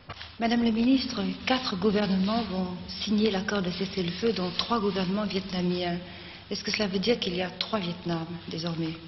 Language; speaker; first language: French; native; French